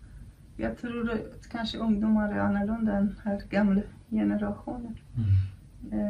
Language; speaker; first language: Swedish; non-native, fluent; Kurdish